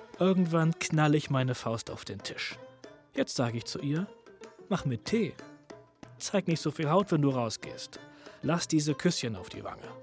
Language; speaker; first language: German; native; German